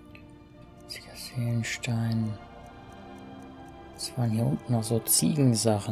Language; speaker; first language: German; native; German